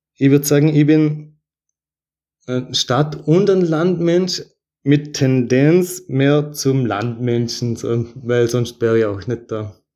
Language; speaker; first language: German; native; German